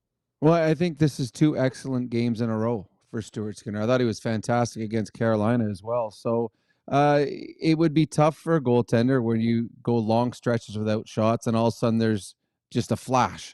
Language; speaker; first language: English; native; English